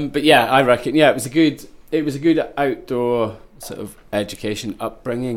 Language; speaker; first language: English; native; English